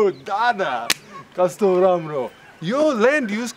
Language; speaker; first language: Nepali; non-native, learner; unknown